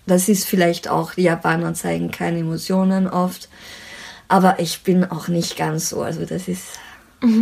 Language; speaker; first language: German; non-native, fluent; French